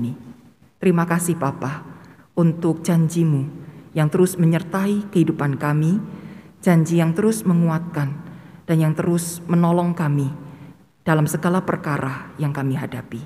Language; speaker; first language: Indonesian; native; Indonesian